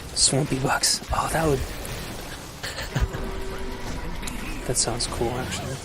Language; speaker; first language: English; native; English